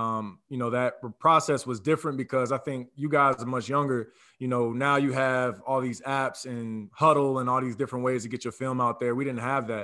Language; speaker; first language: English; native; English